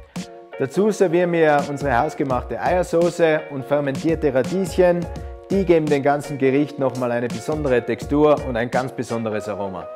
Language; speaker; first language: German; native; German